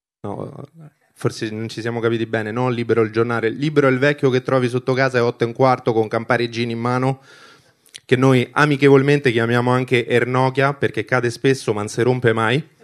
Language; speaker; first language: Italian; early bilingual, other home language; Albanian